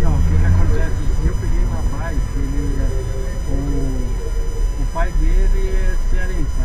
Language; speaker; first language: Portuguese; native; Portuguese